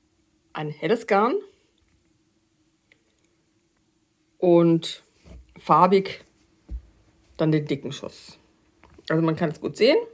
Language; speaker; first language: German; native; German